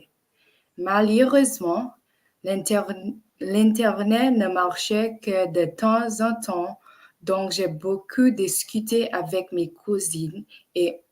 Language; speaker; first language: French; non-native, learner; English